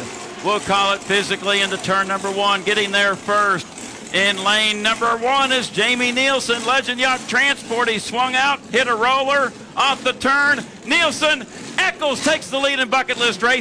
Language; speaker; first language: English; native; English